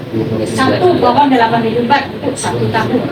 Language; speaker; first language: Indonesian; native; Indonesian